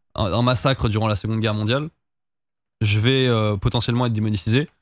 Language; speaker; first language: French; native; French